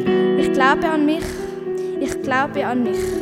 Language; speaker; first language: German; non-native, learner; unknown